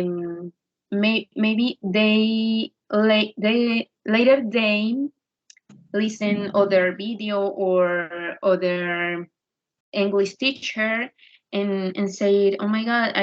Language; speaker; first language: English; non-native, learner; Spanish